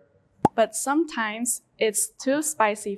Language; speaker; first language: English; non-native, learner; Thai